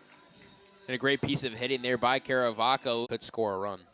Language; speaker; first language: English; native; English